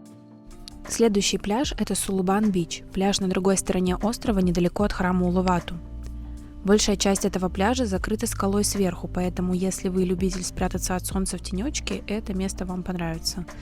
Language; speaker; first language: Russian; native; Russian